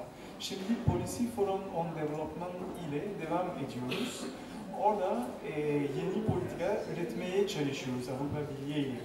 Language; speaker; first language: Turkish; non-native, fluent; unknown